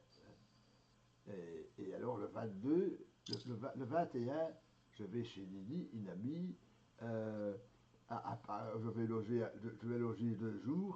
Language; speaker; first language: French; native; French